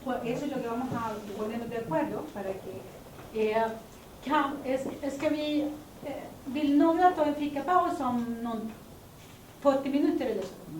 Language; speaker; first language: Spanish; early bilingual, heritage; Spanish